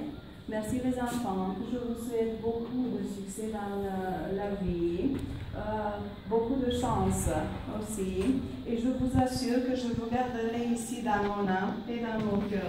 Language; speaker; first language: French; non-native, fluent; Romanian